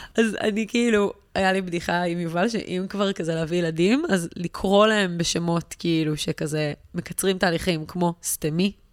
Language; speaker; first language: Hebrew; native; Hebrew